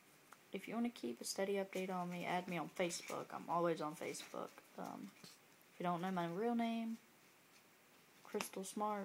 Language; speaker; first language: English; native; English